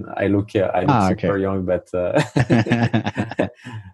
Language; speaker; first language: English; non-native, fluent; French